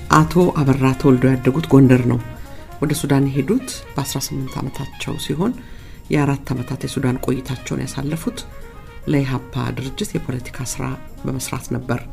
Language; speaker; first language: Amharic; native; Amharic